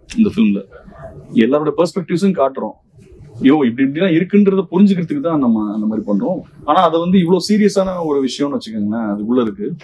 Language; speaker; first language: Tamil; native; Tamil